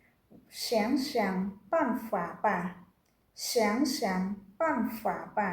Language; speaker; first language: Chinese; non-native, fluent; Khmer